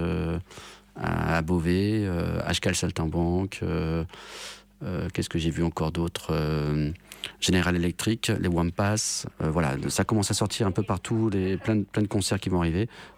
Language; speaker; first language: French; native; French